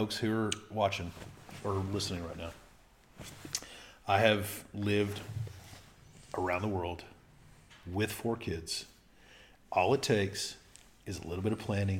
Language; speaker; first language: English; early bilingual, other home language; Spanish